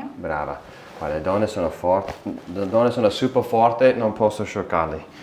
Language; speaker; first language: Italian; non-native, learner; English